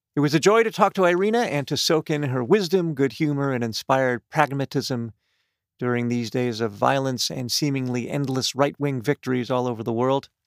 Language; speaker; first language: English; native; English